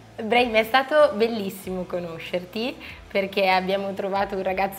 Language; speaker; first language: Italian; native; Italian